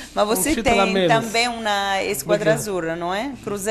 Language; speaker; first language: Portuguese; non-native, fluent; Italian